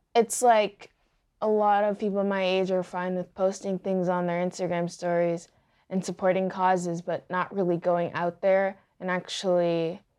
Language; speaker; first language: English; early bilingual, other home language; Yoruba